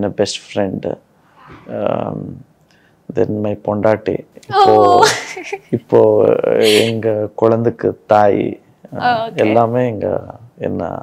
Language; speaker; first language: Tamil; non-native, learner; Kannada